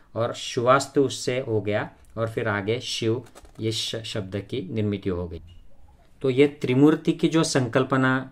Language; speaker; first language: Hindi; non-native, local second language; Marathi